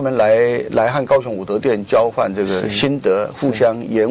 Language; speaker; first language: Chinese; native; Chinese